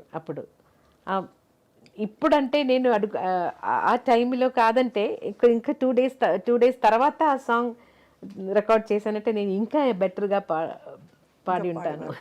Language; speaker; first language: Telugu; non-native, local second language; Malayalam